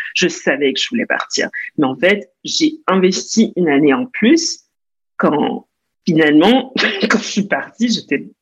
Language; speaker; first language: French; native; French